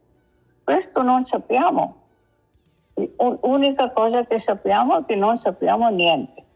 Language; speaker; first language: Italian; non-native, learner; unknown